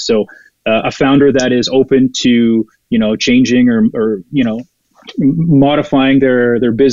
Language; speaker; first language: English; native; English